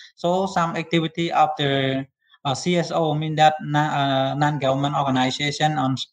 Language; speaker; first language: English; non-native, learner; Khmer